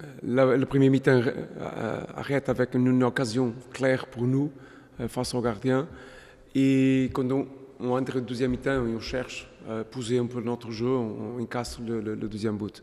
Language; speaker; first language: French; non-native, fluent; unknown